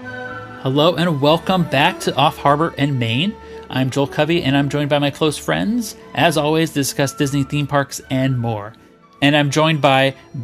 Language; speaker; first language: English; native; English